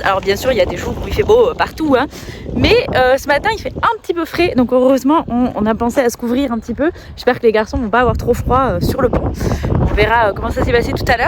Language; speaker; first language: French; native; French